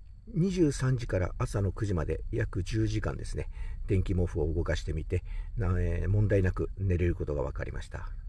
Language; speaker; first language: Japanese; native; Japanese